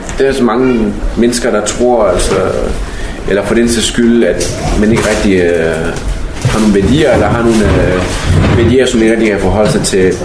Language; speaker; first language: Danish; early bilingual, other home language; Spanish